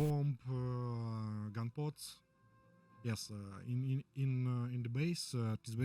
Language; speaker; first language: English; non-native, learner; Russian